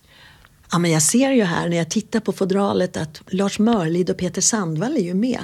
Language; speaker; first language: Swedish; native; Swedish